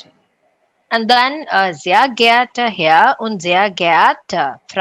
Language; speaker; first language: German; non-native, learner; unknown